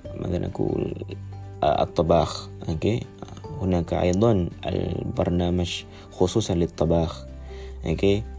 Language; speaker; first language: Arabic; non-native, learner; Malay